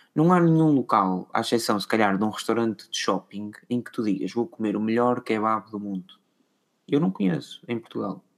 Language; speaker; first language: Portuguese; native; Portuguese